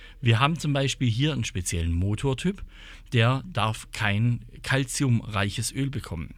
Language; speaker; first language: German; native; German